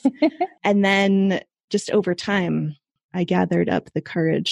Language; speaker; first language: English; native; English